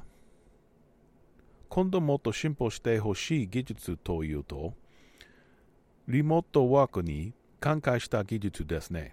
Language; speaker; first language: Japanese; non-native, learner; English